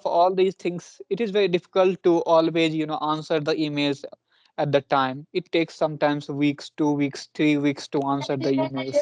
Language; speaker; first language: English; non-native, local second language; Punjabi